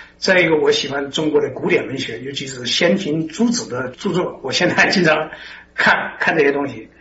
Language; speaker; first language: Chinese; native; Chinese